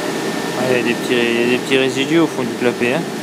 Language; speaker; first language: French; native; French